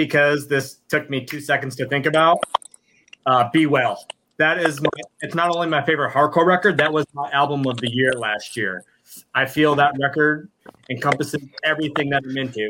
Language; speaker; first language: English; native; English